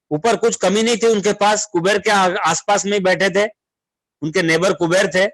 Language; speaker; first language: Hindi; non-native, local second language; Marathi